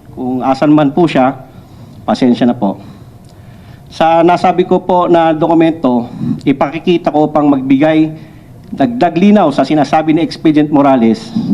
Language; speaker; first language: Filipino; non-native, local second language; Cebuano